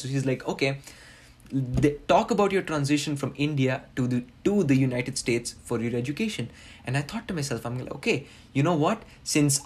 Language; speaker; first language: English; non-native, local second language; Marathi